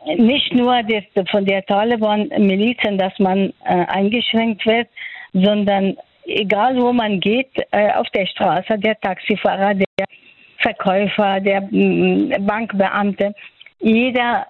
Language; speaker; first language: German; non-native, fluent; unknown